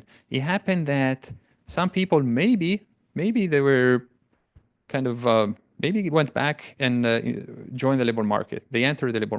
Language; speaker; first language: English; non-native, fluent; Italian